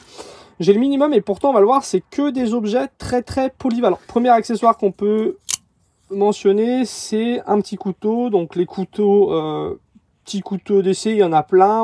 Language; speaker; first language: French; native; French